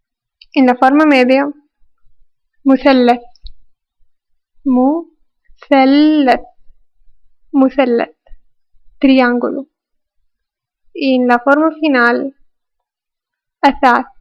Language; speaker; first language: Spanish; non-native, fluent; Arabic